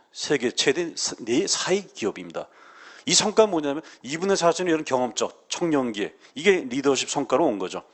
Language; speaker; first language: Korean; native; Korean